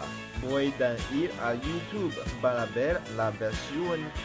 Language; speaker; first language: Spanish; non-native, learner; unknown